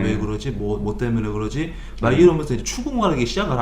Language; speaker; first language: Korean; native; Korean